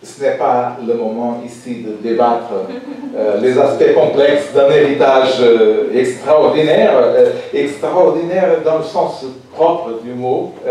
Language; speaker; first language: French; non-native, fluent; Portuguese